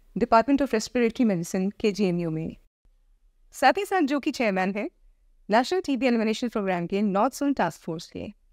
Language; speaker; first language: Hindi; native; Hindi